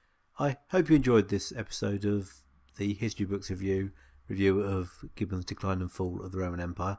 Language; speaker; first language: English; native; English